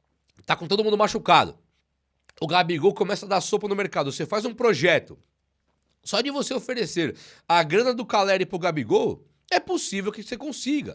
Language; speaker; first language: Portuguese; native; Portuguese